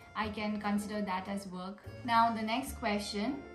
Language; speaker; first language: English; non-native, local second language; Nepali